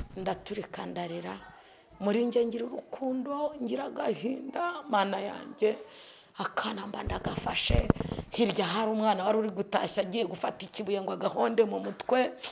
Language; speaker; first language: Kinyarwanda; native; Kinyarwanda